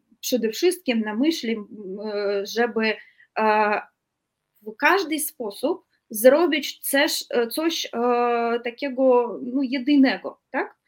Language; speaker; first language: Polish; non-native, fluent; Russian